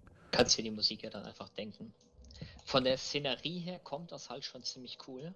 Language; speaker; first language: German; native; German